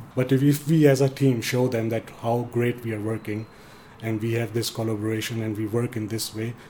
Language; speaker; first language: English; non-native, fluent; Danish